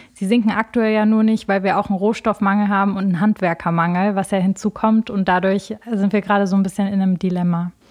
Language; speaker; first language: German; early bilingual, other home language; Albanian